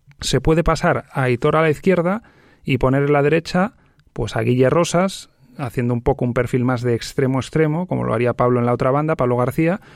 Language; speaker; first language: Spanish; native; Spanish